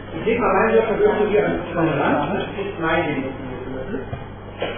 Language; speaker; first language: German; native; German